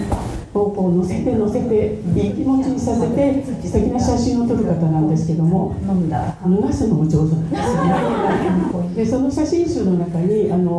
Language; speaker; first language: Japanese; native; Japanese